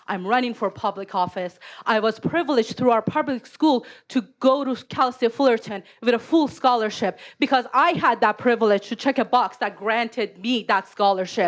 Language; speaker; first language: English; non-native, fluent; Persian